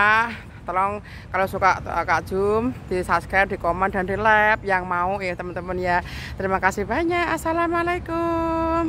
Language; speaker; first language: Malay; non-native, local second language; Javanese